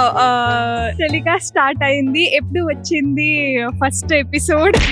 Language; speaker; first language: Telugu; non-native, learner; Kannada